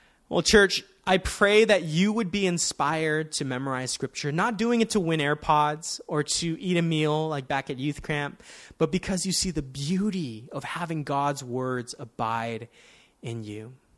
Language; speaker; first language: English; native; English